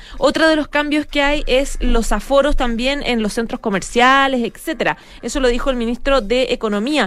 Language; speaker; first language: Spanish; native; Spanish